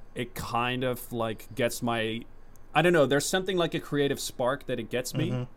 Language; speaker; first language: English; non-native, fluent; Dutch